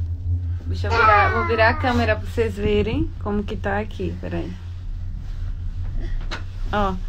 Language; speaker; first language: Portuguese; native; Portuguese